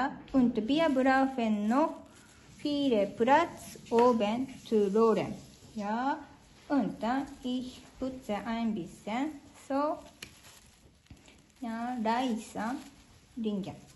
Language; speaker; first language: German; non-native, learner; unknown